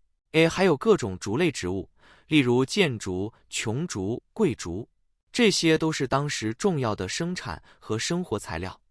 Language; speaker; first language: Chinese; native; Chinese